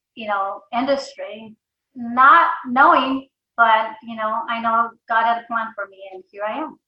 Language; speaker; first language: English; early bilingual, other home language; Spanish